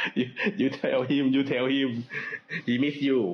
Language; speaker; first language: English; non-native, learner; Thai